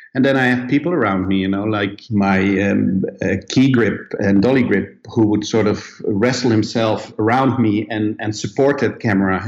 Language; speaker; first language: English; non-native, fluent; Dutch